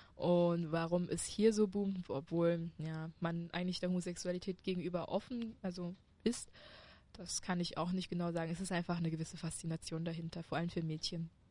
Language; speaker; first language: German; early bilingual, other home language; Chinese